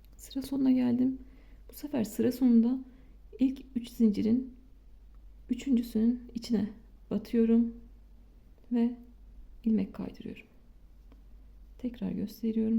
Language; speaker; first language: Turkish; native; Turkish